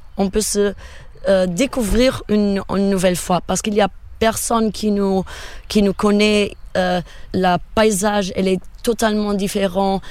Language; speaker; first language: French; non-native, fluent; Portuguese